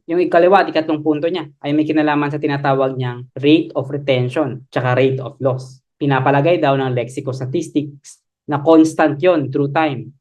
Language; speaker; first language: Filipino; native; Filipino